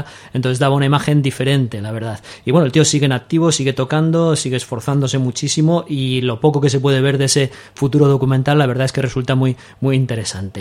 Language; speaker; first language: Spanish; native; Spanish